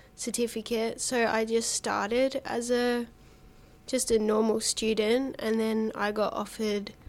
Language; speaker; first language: English; native; English